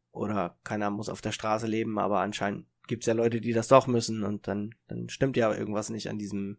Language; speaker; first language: German; early bilingual, other home language; Italian